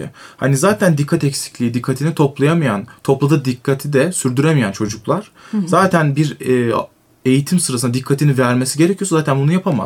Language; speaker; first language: Turkish; native; Turkish